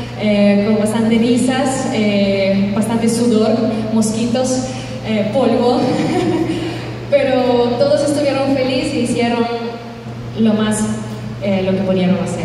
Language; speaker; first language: Spanish; non-native, fluent; Russian